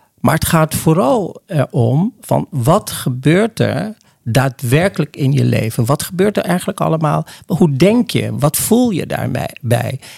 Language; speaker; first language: Dutch; early bilingual, other home language; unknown